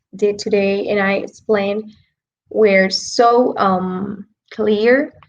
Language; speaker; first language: English; non-native, fluent; Spanish